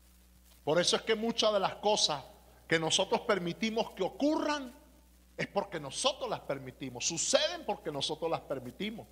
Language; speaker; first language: Spanish; native; Spanish